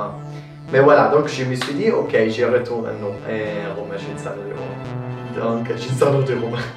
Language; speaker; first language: French; non-native, learner; Italian